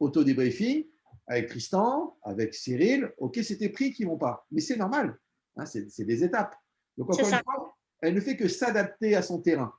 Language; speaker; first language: French; native; French